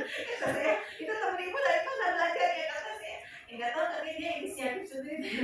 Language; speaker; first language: Indonesian; non-native, local second language; Sundanese